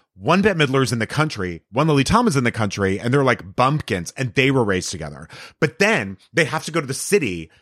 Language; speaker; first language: English; native; English